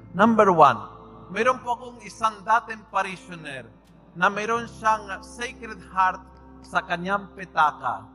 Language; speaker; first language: Filipino; non-native, fluent; Spanish